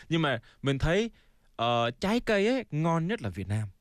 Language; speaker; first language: Vietnamese; non-native, fluent; Korean